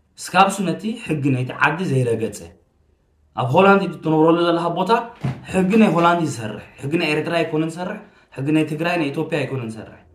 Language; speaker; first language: Tigrinya; early bilingual, heritage; Tigrinya